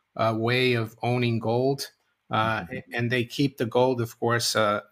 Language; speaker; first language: English; non-native, fluent; Portuguese